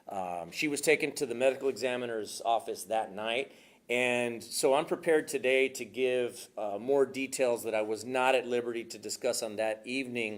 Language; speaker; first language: English; native; English